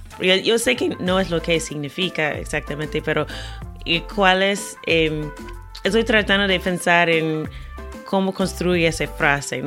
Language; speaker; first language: Spanish; non-native, fluent; English